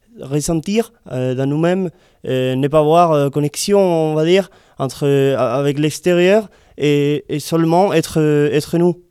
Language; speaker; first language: French; non-native, learner; Spanish